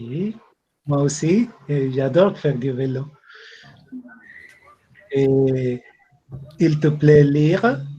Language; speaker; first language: French; non-native, learner; Spanish